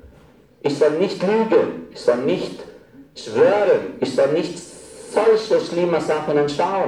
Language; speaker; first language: German; non-native, fluent; Arabic